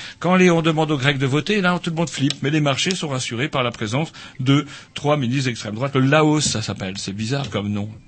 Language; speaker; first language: French; native; French